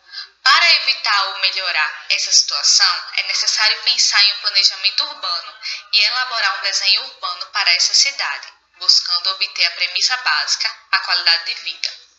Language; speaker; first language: Portuguese; native; Portuguese